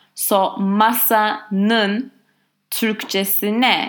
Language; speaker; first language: Turkish; non-native, learner; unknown